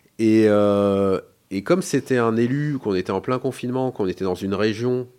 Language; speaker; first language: French; native; French